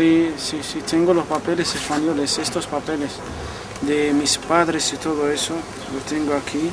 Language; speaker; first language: Spanish; non-native, fluent; Arabic